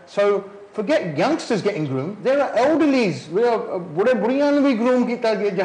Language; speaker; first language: English; early bilingual, other home language; Punjabi